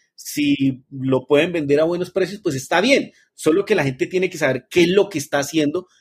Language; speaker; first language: Spanish; native; Spanish